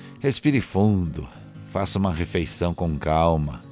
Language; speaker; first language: Portuguese; native; Portuguese